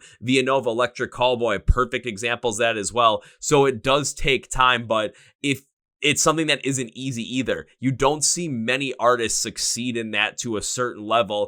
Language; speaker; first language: English; native; English